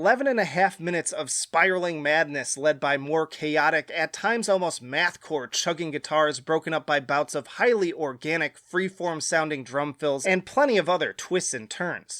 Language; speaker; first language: English; native; English